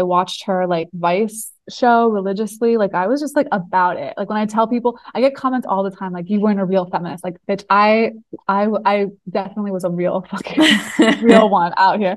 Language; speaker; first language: English; native; English